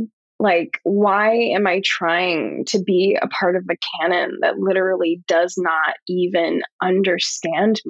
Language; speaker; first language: English; native; English